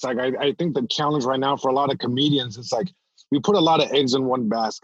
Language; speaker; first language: English; early bilingual, other home language; Spanish